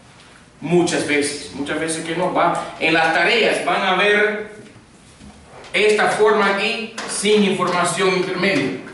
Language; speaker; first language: Spanish; non-native, fluent; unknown